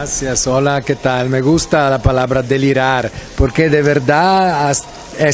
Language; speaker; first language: Spanish; non-native, fluent; Italian